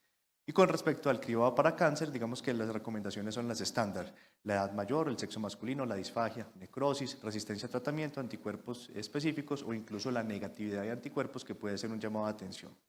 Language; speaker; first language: Spanish; native; Spanish